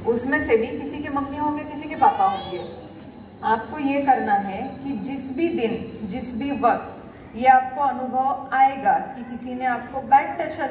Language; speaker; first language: Hindi; non-native, local second language; Marathi